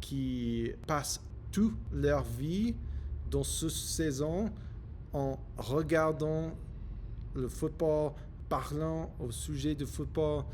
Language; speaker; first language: French; non-native, learner; English